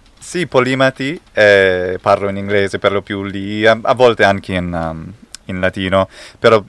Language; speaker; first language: Italian; non-native, fluent; English